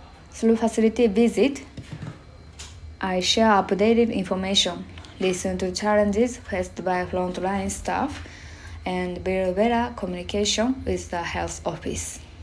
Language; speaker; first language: English; non-native, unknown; Japanese